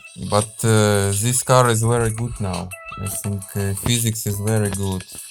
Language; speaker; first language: English; non-native, learner; Russian